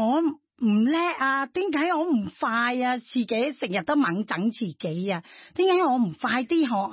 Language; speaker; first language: Chinese; non-native, fluent; Thai